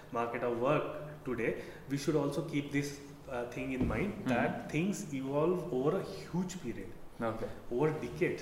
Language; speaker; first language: English; non-native, local second language; Marathi